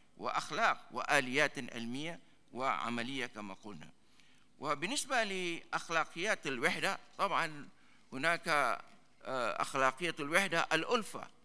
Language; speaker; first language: Arabic; non-native, fluent; Malay